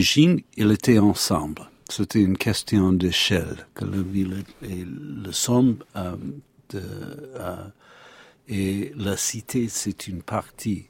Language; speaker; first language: French; non-native, learner; English